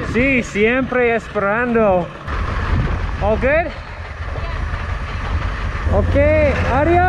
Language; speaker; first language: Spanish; non-native, learner; English